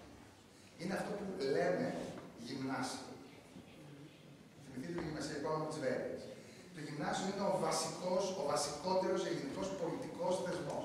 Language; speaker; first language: Greek; native; Greek